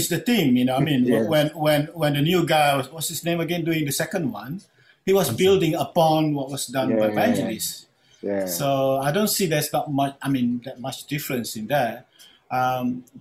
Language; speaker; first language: English; non-native, local second language; Malay